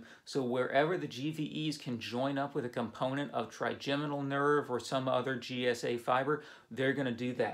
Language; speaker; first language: English; native; English